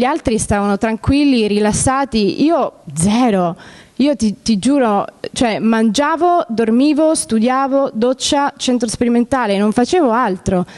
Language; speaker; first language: Italian; early bilingual, other home language; Spanish